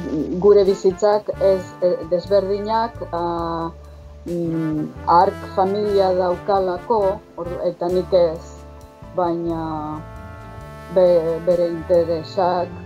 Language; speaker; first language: Basque; non-native, fluent; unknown